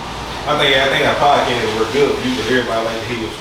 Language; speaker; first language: English; native; English